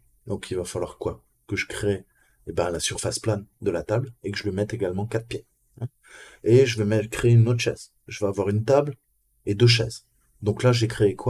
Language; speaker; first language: French; native; French